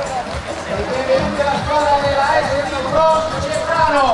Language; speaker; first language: Italian; non-native, fluent; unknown